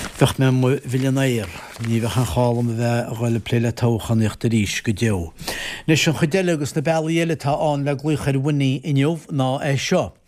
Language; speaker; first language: Irish; native; Irish